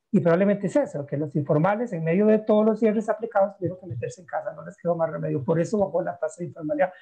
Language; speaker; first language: Spanish; native; Spanish